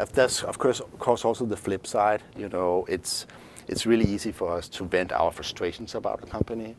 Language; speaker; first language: English; non-native, fluent; Danish